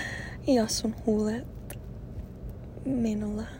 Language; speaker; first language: Finnish; non-native, learner; English